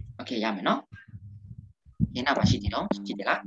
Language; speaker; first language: Korean; non-native, fluent; Burmese